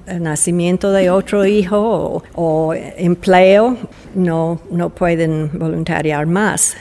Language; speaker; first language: Spanish; non-native, fluent; English